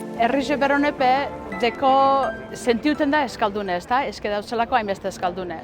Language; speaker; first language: Basque; early bilingual, heritage; Basque